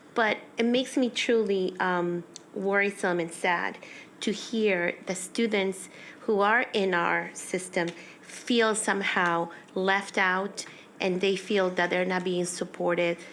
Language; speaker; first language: English; early bilingual, other home language; Spanish